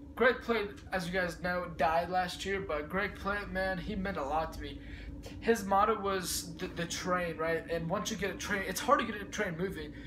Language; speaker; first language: English; early bilingual, other home language; Russian